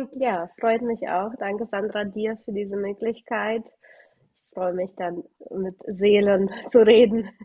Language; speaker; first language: German; early bilingual, other home language; Russian